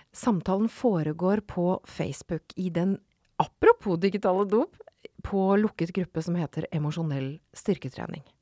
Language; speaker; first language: Norwegian; native; Norwegian